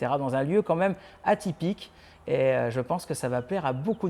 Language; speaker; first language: French; native; French